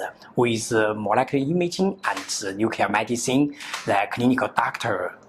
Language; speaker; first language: English; non-native, learner; Chinese